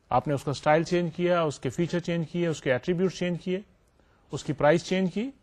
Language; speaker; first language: Urdu; native; Urdu